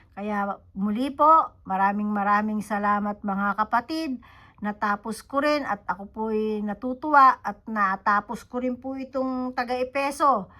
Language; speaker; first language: Filipino; native; Filipino